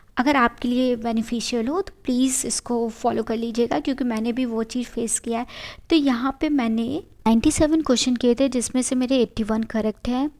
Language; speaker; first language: Hindi; native; Hindi